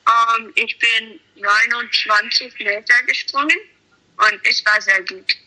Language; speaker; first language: German; non-native, learner; English